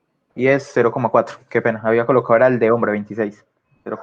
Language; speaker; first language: Spanish; native; Spanish